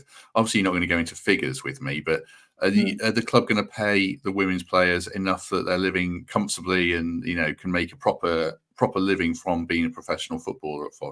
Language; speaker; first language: English; native; English